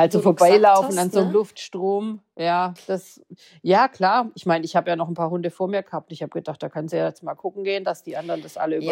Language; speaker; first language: German; native; German